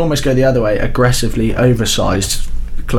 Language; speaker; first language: English; native; English